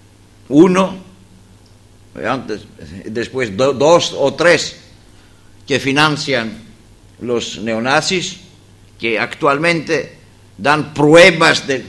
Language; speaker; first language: Spanish; non-native, fluent; Greek